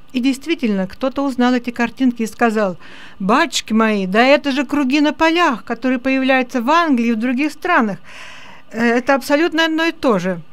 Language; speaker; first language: Russian; native; Russian